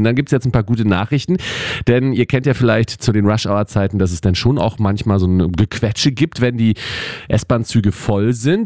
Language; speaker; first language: German; native; German